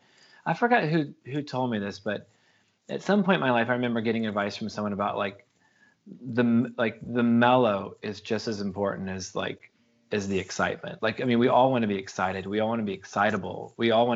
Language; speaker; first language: English; native; English